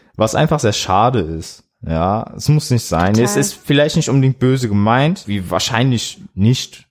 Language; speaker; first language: German; early bilingual, other home language; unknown